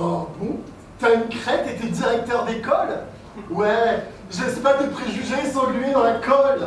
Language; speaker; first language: French; native; French